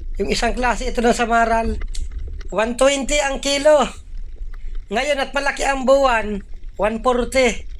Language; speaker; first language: Filipino; non-native, local second language; Bikol